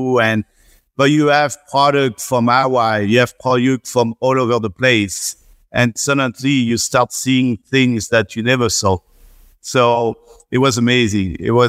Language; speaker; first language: English; non-native, fluent; French